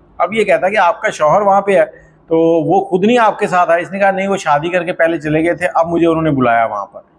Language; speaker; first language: Urdu; native; Urdu